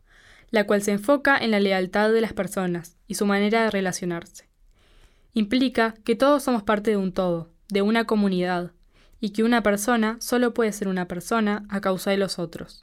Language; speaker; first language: Spanish; native; Spanish